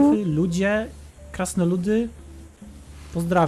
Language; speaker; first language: Polish; native; Polish